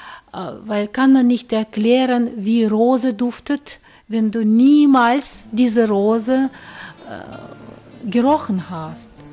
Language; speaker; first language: German; non-native, fluent; Russian